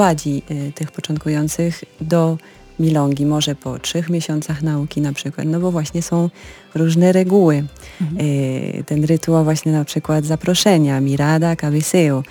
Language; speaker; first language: Polish; non-native, fluent; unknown